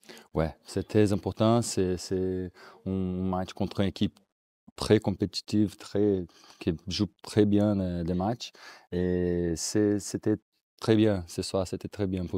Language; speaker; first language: French; non-native, learner; Portuguese